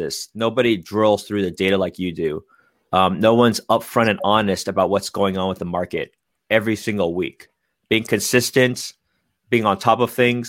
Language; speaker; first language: English; native; English